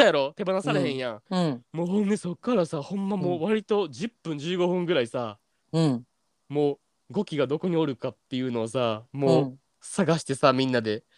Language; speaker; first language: Japanese; native; Japanese